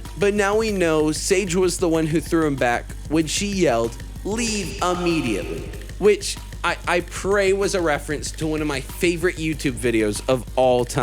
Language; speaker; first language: English; native; English